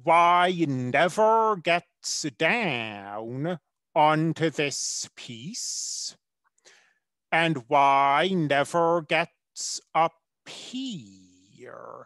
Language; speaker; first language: English; native; English